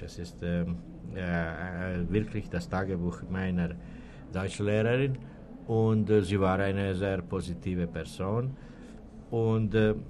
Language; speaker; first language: German; non-native, fluent; Serbian